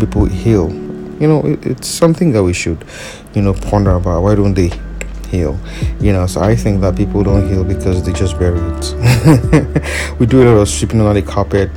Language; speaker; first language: English; non-native, local second language; Yoruba